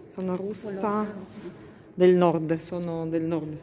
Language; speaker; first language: Italian; non-native, learner; Russian